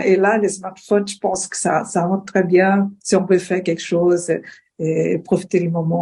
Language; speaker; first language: French; non-native, fluent; Portuguese